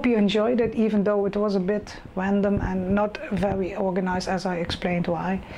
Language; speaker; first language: English; non-native, fluent; Dutch